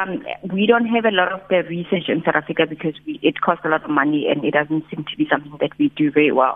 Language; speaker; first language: English; non-native, local second language; Tswana